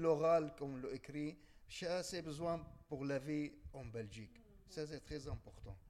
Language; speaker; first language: French; non-native, learner; Bangla